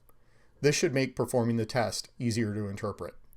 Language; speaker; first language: English; native; English